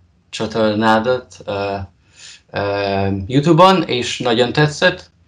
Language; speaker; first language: Hungarian; non-native, learner; Polish